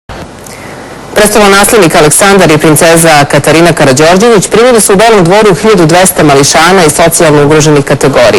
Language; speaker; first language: Serbian; native; Serbian